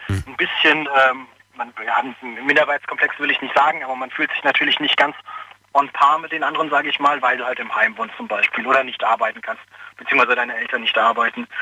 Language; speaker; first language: German; early bilingual, other home language; Persian